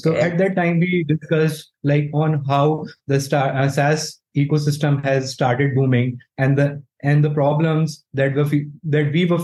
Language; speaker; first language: English; non-native, local second language; Hindi